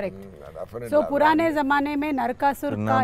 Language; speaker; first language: Telugu; native; Telugu